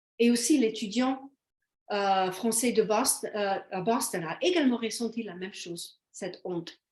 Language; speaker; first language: French; non-native, fluent; Slovenian